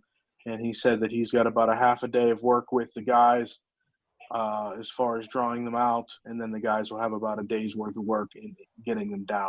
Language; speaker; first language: English; native; English